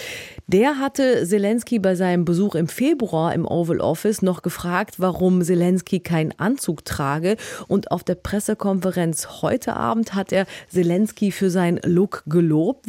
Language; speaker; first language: German; native; German